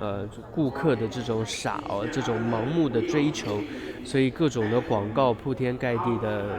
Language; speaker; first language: Chinese; native; Chinese